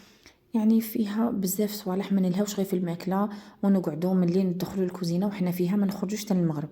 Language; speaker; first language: Arabic; native; Arabic